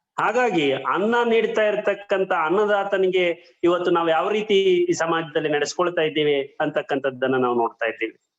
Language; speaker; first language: Kannada; native; Kannada